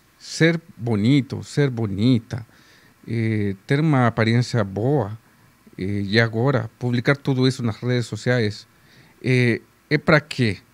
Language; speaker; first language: Portuguese; non-native, fluent; Spanish